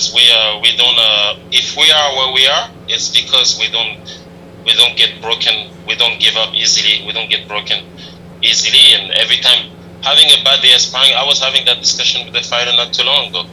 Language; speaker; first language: English; non-native, fluent; French